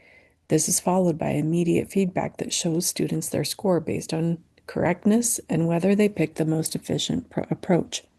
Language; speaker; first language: English; native; English